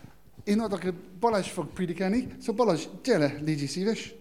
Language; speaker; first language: Hungarian; non-native, learner; English